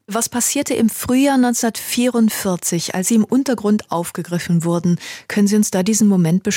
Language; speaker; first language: German; native; German